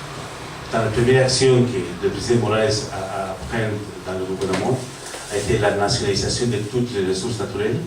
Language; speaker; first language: French; non-native, learner; Spanish